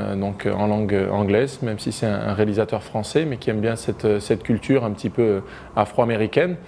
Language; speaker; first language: French; native; French